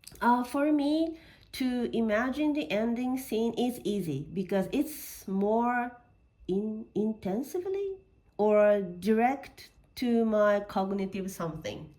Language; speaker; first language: English; non-native, learner; Japanese